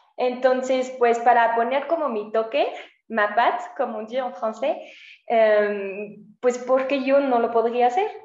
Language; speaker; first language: Spanish; non-native, fluent; French